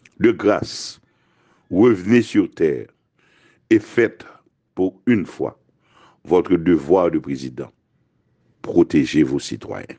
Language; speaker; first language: French; non-native, local second language; Haitian Creole